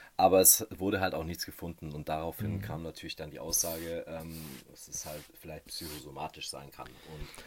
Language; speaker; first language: German; native; German